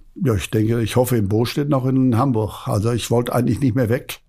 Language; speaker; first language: German; native; German